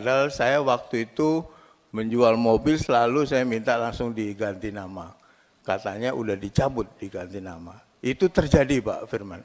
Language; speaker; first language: Indonesian; native; Indonesian